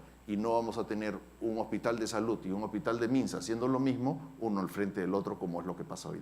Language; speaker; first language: Spanish; native; Spanish